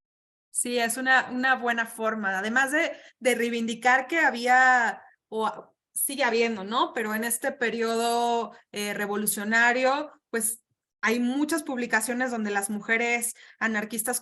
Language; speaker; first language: Spanish; native; Spanish